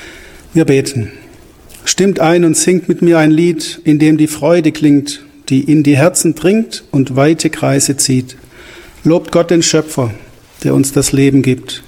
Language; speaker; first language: German; native; German